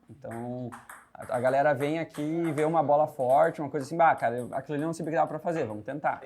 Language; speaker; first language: Portuguese; native; Portuguese